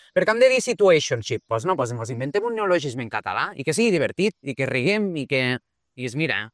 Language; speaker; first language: Catalan; early bilingual, other home language; Portuguese